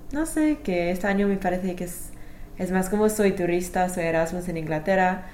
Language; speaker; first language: Spanish; non-native, fluent; English